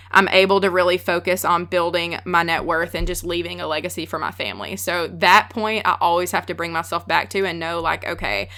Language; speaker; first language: English; native; English